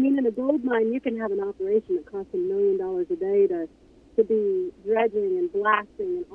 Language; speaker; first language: English; native; English